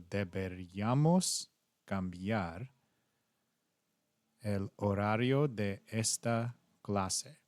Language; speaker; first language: Spanish; non-native, learner; English